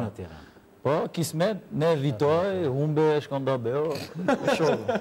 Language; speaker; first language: Albanian; non-native, learner; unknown